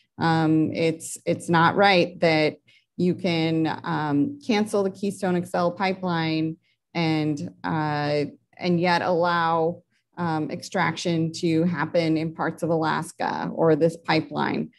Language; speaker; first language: English; native; English